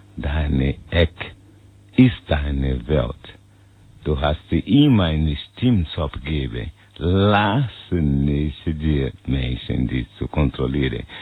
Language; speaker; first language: German; non-native, fluent; Portuguese